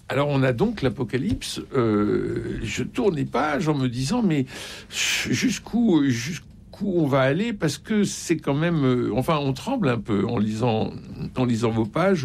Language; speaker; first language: French; native; French